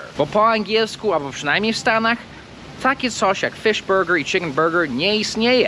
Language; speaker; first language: Polish; non-native, fluent; English